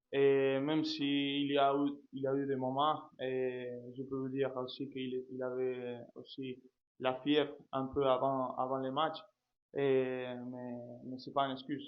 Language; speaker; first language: French; non-native, fluent; Spanish